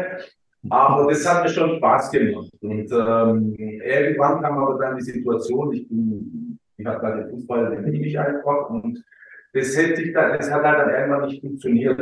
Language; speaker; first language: German; early bilingual, other home language; Croatian